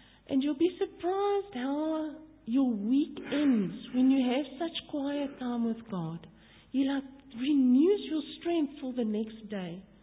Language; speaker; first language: English; native; English